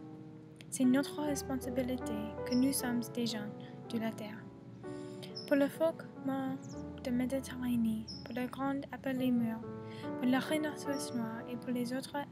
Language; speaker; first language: French; non-native, learner; English